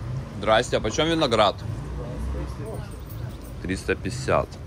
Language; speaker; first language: Russian; native; Russian